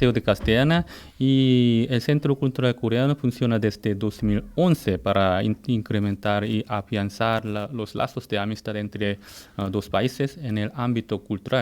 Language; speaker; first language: Spanish; non-native, fluent; Korean